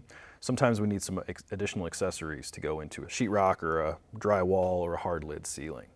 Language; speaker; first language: English; native; English